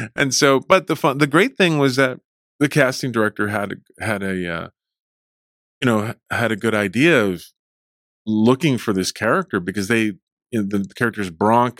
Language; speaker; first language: English; early bilingual, other home language; Spanish